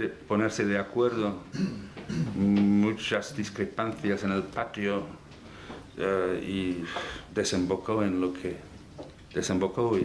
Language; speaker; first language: Spanish; non-native, fluent; English